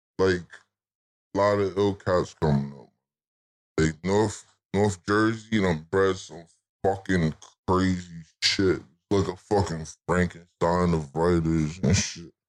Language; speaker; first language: English; native; English